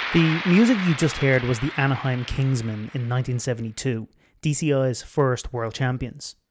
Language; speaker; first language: English; native; English